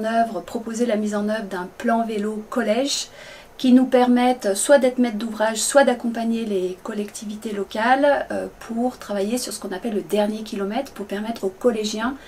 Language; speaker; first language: French; native; French